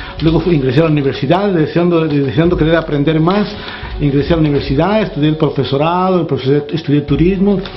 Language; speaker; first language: Spanish; native; Spanish